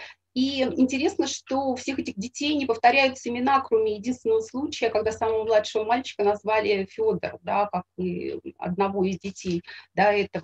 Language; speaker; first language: Russian; native; Russian